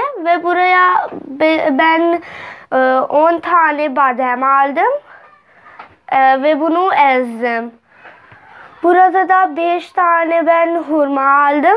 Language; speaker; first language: Turkish; non-native, learner; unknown